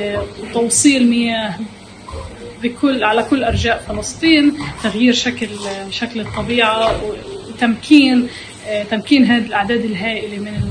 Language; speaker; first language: Arabic; native; Arabic